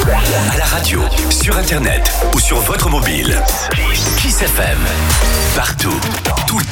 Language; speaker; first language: French; native; French